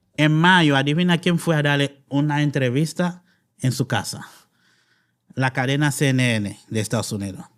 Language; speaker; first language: Spanish; non-native, fluent; Haitian Creole